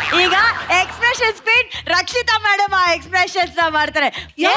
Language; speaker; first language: Kannada; native; Kannada